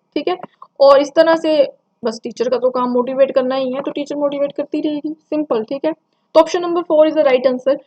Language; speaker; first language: Hindi; non-native, local second language; Punjabi